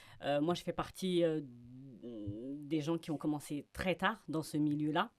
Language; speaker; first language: French; early bilingual, other home language; Fula